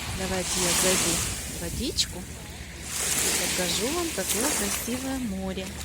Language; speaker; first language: Russian; native; Russian